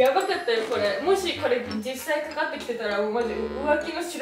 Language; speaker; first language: Japanese; native; Japanese